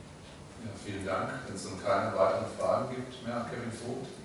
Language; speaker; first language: German; native; German